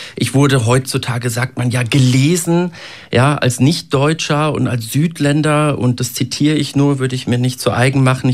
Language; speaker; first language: German; native; German